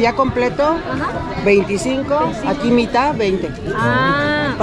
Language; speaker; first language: Spanish; native; Spanish